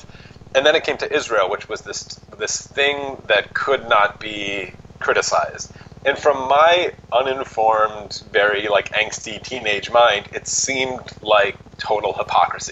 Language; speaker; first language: English; native; English